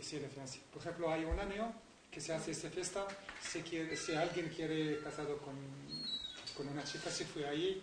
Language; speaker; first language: Spanish; non-native, learner; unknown